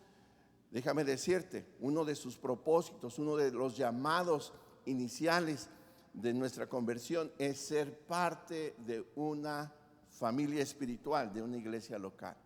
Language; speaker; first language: Spanish; native; Spanish